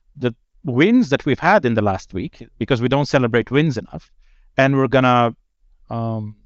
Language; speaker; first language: English; non-native, fluent; Slovenian